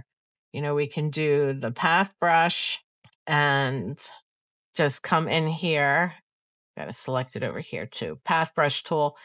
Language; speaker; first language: English; native; English